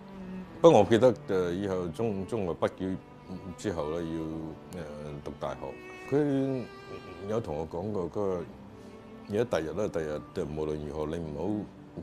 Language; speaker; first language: Chinese; native; Chinese